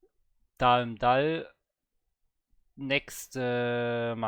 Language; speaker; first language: Korean; non-native, learner; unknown